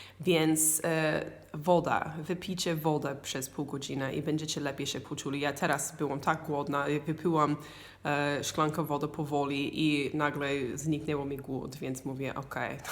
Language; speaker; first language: Polish; non-native, learner; English